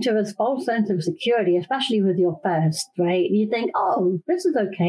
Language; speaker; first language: English; native; English